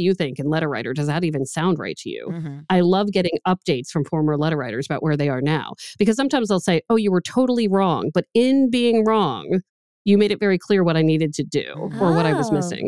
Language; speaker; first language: English; native; English